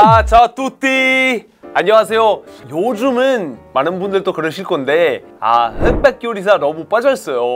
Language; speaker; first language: Korean; non-native, fluent; Italian